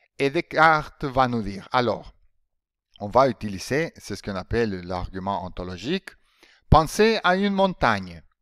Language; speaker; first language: French; non-native, fluent; Spanish